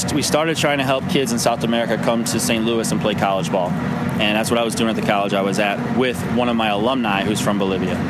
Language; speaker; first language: English; native; English